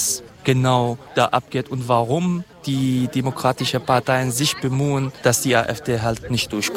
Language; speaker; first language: German; non-native, fluent; Kurdish